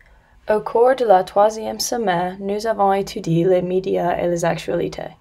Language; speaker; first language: French; non-native, learner; English